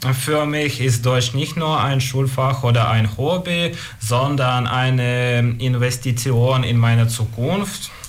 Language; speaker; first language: German; non-native, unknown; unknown